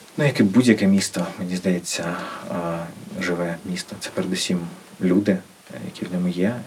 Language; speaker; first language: Ukrainian; non-native, local second language; Russian